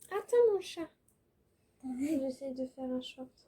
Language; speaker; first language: French; native; French